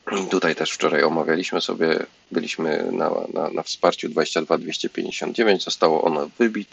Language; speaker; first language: Polish; native; Polish